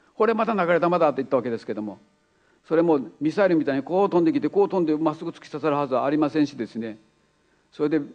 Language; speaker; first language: Japanese; native; Japanese